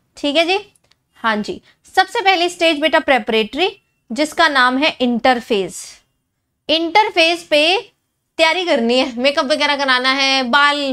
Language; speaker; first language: Hindi; native; Hindi